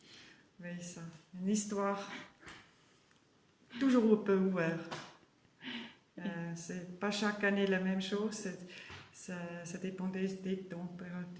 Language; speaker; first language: French; non-native, learner; German